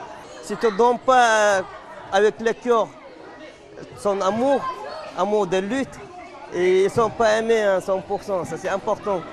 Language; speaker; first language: French; non-native, learner; Chechen